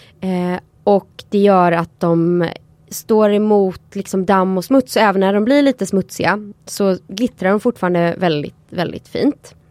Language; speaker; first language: Swedish; native; Swedish